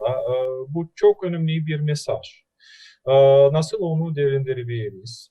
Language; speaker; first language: Turkish; non-native, fluent; Russian